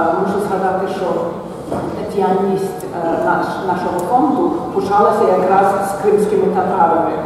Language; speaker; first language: Ukrainian; early bilingual, heritage; Ukrainian